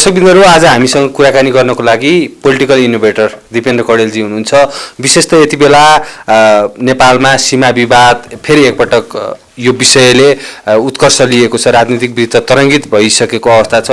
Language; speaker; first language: Nepali; native; Nepali